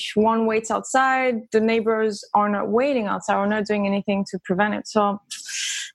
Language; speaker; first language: English; early bilingual, other home language; French